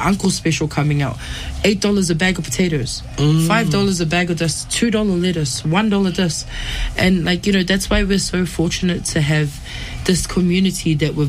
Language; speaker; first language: English; native; English